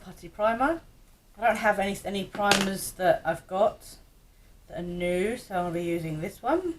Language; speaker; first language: English; native; English